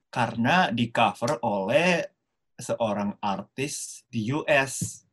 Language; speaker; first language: Indonesian; non-native, fluent; Japanese